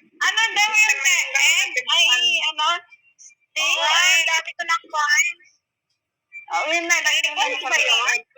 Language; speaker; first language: Filipino; non-native, local second language; Cebuano